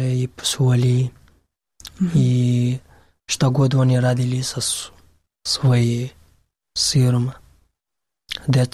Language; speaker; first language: Serbian; non-native, learner; Pashto